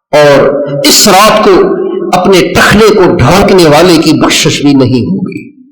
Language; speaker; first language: Urdu; non-native, local second language; Sindhi